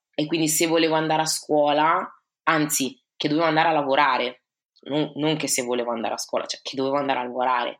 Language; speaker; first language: Italian; early bilingual, other home language; Akan